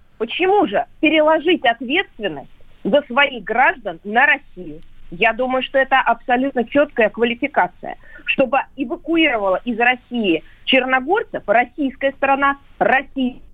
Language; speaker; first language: Russian; native; Russian